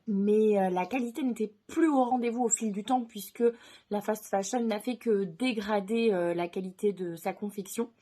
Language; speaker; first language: French; native; French